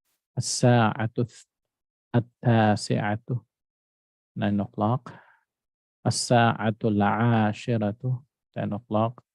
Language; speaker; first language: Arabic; non-native, fluent; Filipino